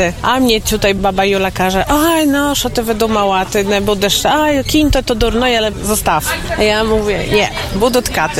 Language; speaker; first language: Polish; non-native, local second language; Ukrainian